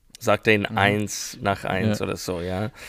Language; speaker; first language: German; non-native, learner; English